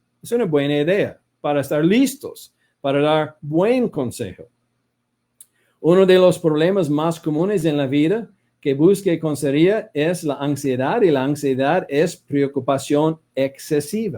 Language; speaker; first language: Spanish; non-native, fluent; English